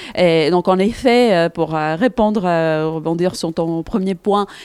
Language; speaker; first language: French; non-native, fluent; Greek